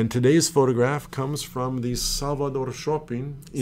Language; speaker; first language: English; native; English